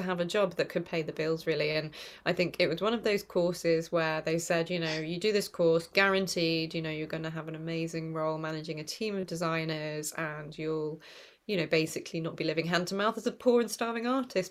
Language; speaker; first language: English; native; English